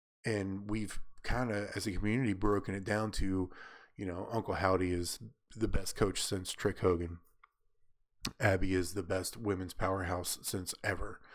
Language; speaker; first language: English; native; English